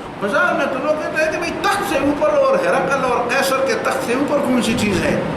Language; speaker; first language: Urdu; non-native, local second language; Pashto